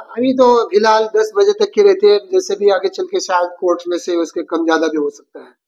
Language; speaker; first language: Hindi; non-native, local second language; Marathi